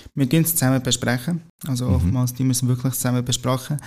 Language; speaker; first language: German; non-native, fluent; Portuguese